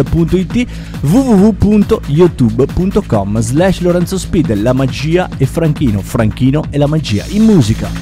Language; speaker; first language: Italian; native; Italian